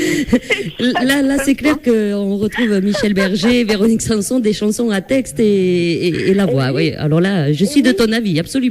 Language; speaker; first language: French; native; French